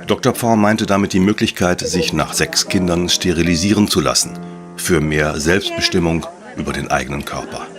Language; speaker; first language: German; native; German